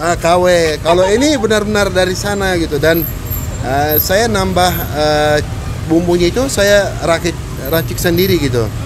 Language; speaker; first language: Indonesian; non-native, fluent; Arabic